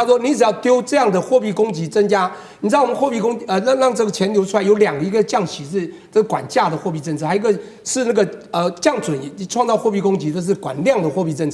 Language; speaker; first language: Chinese; native; Chinese